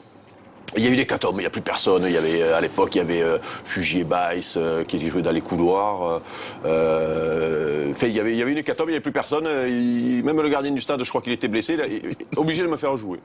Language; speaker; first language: French; native; French